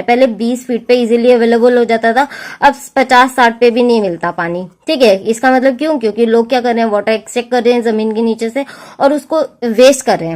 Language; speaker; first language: Hindi; native; Hindi